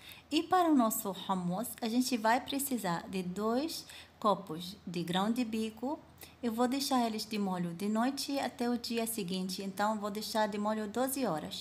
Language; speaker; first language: Portuguese; non-native, fluent; Arabic